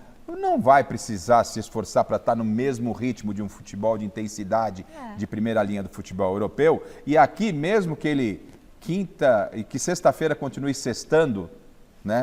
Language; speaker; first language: Portuguese; native; Portuguese